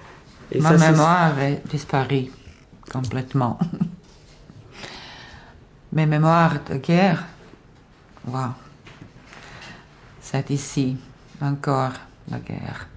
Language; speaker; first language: French; non-native, learner; Bosnian